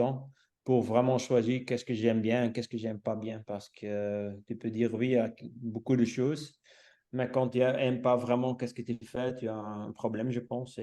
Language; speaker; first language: French; non-native, local second language; Dutch